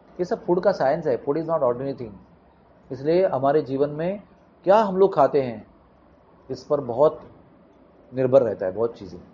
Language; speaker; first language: Hindi; non-native, local second language; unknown